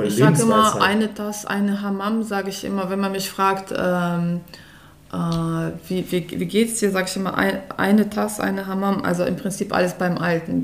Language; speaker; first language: German; early bilingual, other home language; Russian